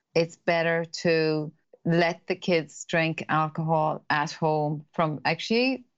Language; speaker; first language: English; native; English